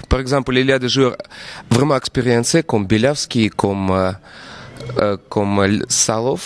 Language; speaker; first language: French; non-native, fluent; Russian